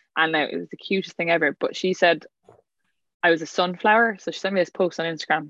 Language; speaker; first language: English; native; English